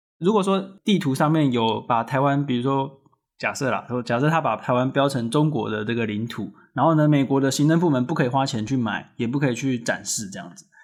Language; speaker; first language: Chinese; native; Chinese